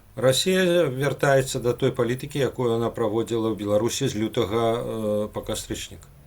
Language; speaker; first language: Belarusian; non-native, local second language; Russian